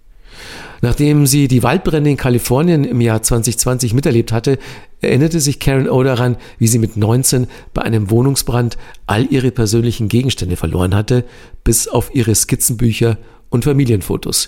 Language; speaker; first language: German; native; German